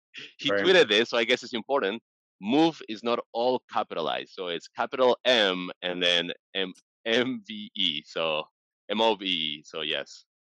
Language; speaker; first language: English; non-native, fluent; Spanish